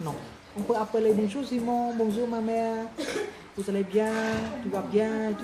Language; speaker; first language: French; non-native, fluent; Khmer